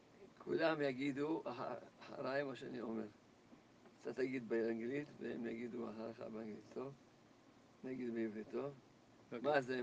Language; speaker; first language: Hebrew; early bilingual, other home language; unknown